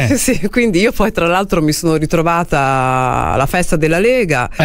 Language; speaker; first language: Italian; non-native, fluent; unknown